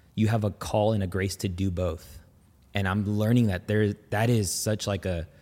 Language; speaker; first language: English; native; English